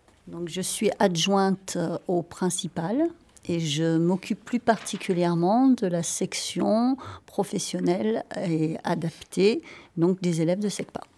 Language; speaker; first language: French; native; French